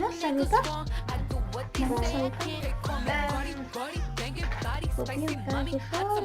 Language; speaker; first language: French; native; French